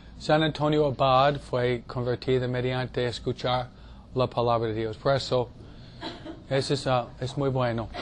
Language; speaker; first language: Spanish; non-native, fluent; English